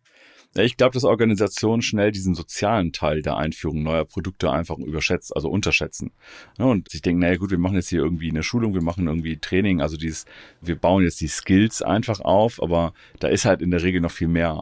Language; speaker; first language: German; native; German